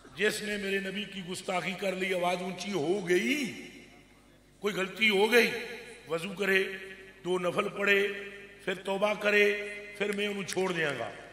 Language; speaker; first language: Urdu; non-native, local second language; Punjabi